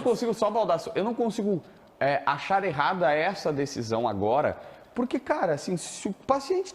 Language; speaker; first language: Portuguese; native; Portuguese